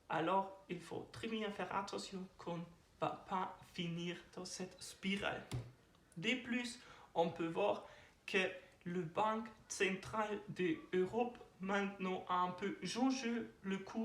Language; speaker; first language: French; non-native, learner; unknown